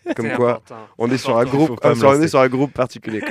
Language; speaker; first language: French; native; French